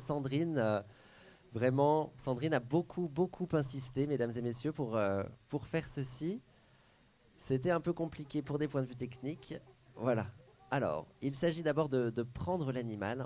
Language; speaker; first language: French; native; French